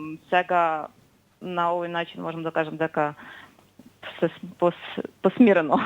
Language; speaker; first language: Macedonian; non-native, fluent; Ukrainian